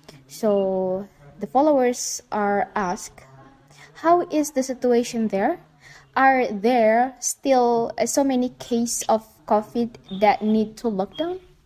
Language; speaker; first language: English; non-native, fluent; Indonesian